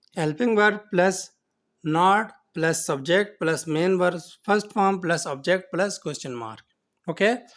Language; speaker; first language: English; non-native, local second language; Urdu